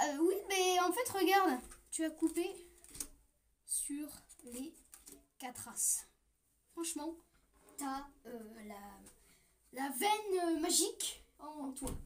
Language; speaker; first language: French; native; French